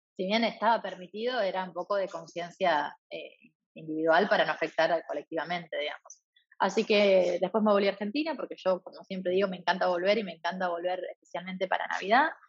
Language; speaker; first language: Spanish; native; Spanish